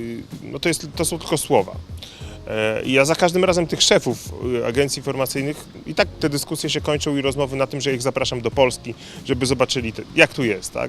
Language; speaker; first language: Polish; native; Polish